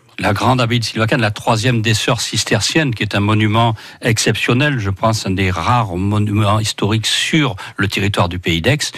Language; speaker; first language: French; native; French